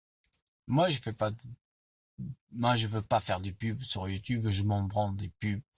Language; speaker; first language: French; non-native, fluent; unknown